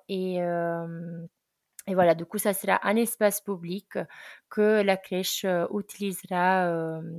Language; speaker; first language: French; non-native, fluent; Italian